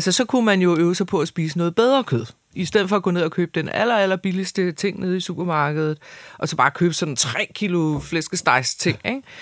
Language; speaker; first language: Danish; native; Danish